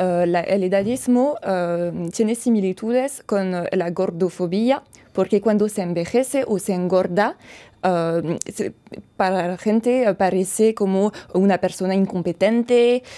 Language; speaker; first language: Spanish; non-native, fluent; French